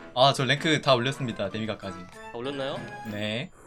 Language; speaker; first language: Korean; native; Korean